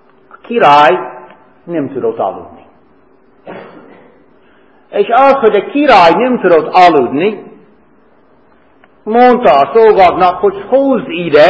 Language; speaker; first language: Hungarian; non-native, fluent; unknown